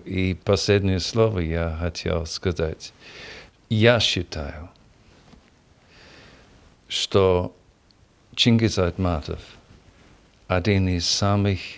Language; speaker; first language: Russian; non-native, fluent; English